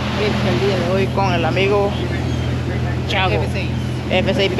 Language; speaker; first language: Spanish; native; Spanish